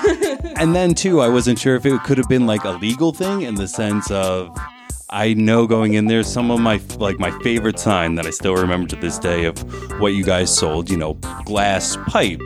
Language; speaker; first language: English; native; English